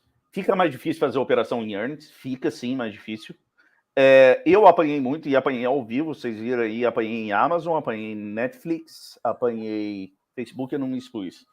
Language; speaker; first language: Portuguese; native; Portuguese